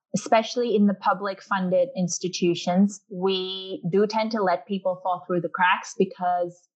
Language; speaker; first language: English; non-native, local second language; Urdu